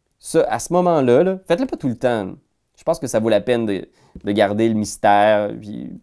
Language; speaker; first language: French; native; French